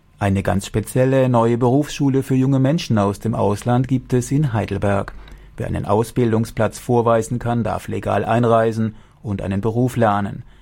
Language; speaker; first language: German; native; German